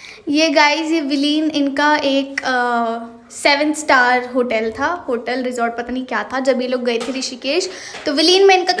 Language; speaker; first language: Hindi; native; Hindi